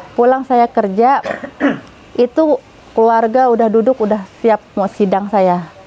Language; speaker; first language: Indonesian; native; Indonesian